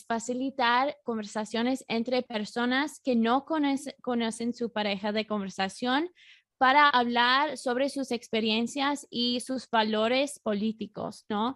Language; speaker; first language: Spanish; non-native, fluent; English